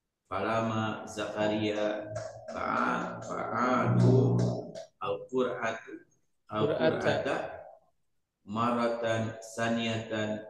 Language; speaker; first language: Arabic; non-native, learner; Indonesian